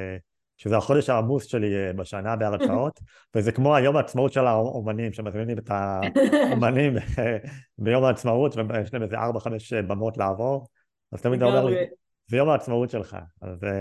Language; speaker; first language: Hebrew; native; Hebrew